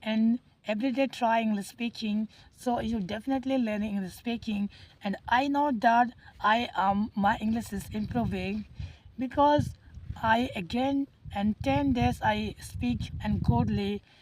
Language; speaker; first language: English; non-native, learner; Hindi